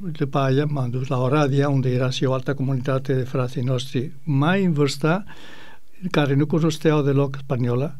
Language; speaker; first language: Romanian; non-native, fluent; Spanish